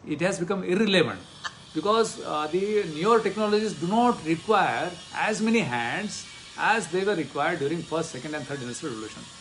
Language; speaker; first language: English; non-native, local second language; Marathi